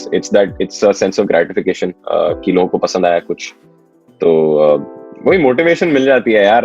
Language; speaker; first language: Hindi; native; Hindi